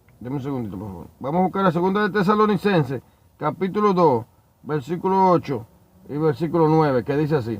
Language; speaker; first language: Spanish; native; Spanish